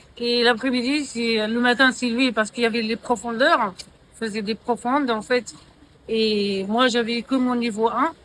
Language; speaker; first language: French; non-native, local second language; Arabic